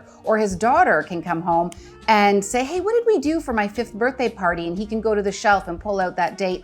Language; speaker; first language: English; native; English